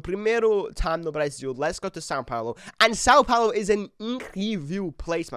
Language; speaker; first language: Portuguese; non-native, learner; English